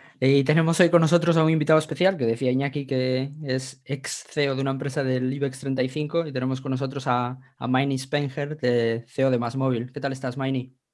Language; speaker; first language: Spanish; native; Spanish